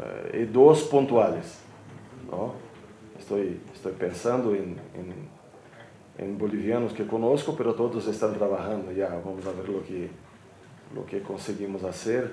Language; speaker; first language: Spanish; non-native, fluent; Portuguese